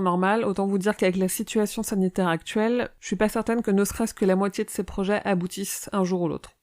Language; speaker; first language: French; native; French